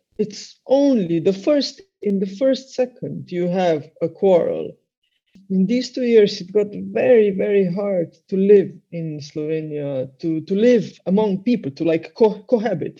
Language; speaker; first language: English; non-native, fluent; Slovenian